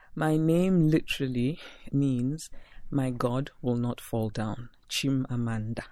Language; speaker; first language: English; non-native, local second language; Igbo